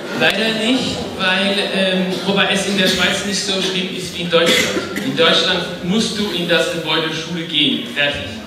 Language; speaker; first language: German; non-native, fluent; French